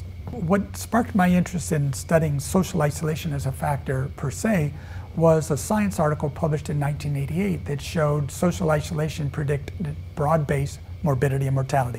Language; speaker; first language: English; native; English